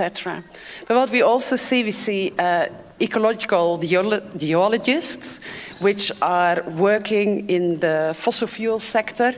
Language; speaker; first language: English; non-native, fluent; Dutch